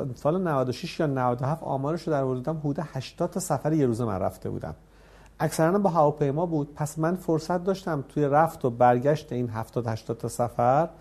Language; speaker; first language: Persian; native; Persian